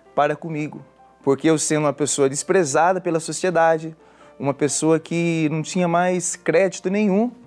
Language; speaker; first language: Portuguese; native; Portuguese